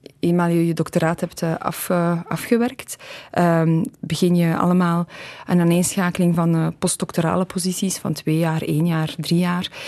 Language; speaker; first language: Dutch; early bilingual, other home language; Polish